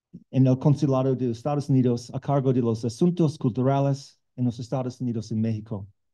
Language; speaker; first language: Spanish; non-native, learner; English